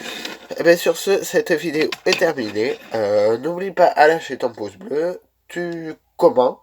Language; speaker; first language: French; native; French